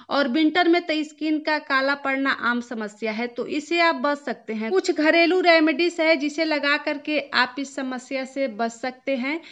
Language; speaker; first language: Hindi; native; Hindi